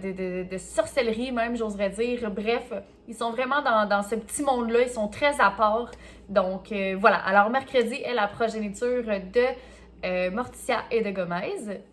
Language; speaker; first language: French; native; French